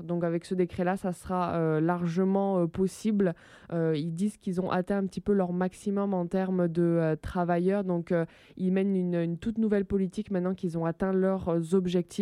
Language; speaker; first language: French; native; French